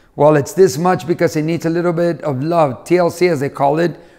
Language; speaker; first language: English; native; English